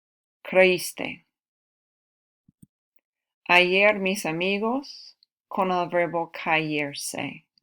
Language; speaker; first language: Spanish; non-native, fluent; English